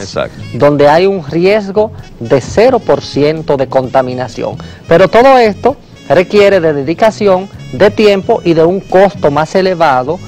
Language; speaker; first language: Spanish; native; Spanish